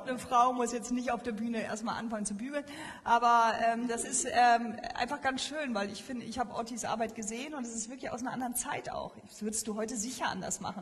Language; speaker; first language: German; native; German